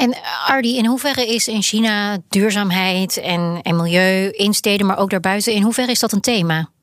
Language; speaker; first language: Dutch; native; Dutch